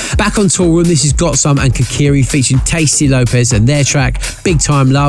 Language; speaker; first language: English; native; English